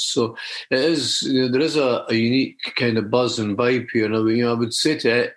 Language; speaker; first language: English; native; English